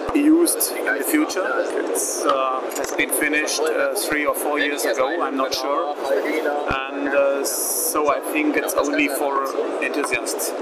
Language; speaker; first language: English; non-native, learner; German